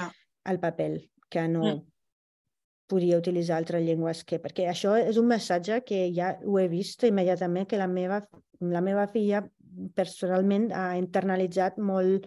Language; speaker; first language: Catalan; non-native, fluent; Italian